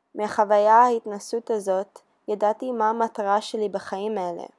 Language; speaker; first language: Hebrew; early bilingual, heritage; Hebrew